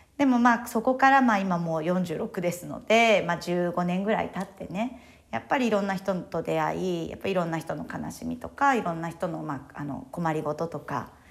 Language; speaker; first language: Japanese; native; Japanese